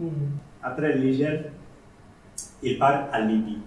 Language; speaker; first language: French; non-native, learner; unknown